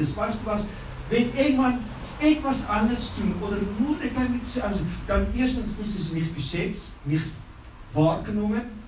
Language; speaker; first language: German; non-native, fluent; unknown